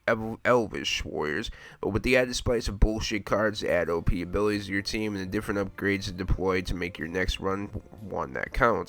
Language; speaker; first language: English; native; English